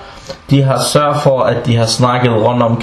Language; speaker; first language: Danish; early bilingual, other home language; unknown